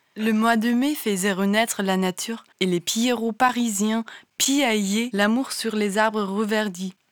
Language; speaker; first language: French; non-native, fluent; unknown